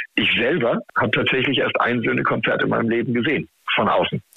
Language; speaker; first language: German; native; German